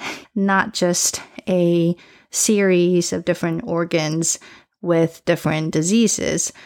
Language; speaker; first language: English; early bilingual, other home language; Chinese